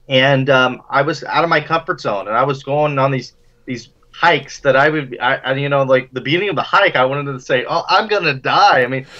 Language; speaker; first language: English; native; English